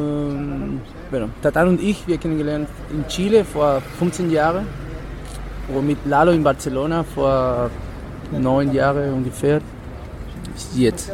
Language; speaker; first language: German; non-native, learner; Spanish